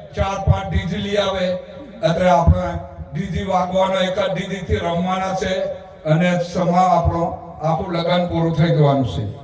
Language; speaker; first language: Gujarati; non-native, local second language; Rathawi